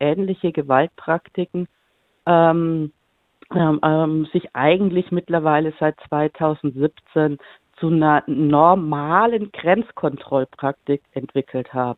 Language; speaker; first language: German; native; German